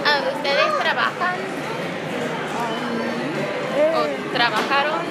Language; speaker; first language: Spanish; non-native, learner; English